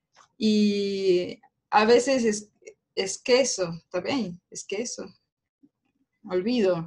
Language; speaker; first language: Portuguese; non-native, learner; Spanish